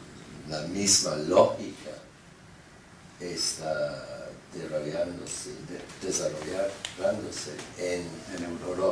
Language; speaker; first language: Spanish; non-native, fluent; English